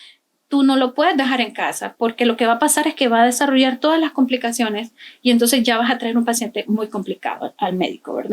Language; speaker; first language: Spanish; native; Spanish